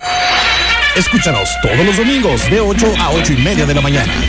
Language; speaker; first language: Spanish; native; Spanish